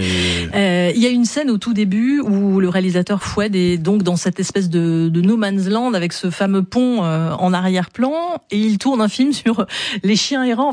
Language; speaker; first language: French; native; French